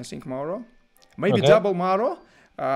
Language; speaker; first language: English; non-native, learner; Russian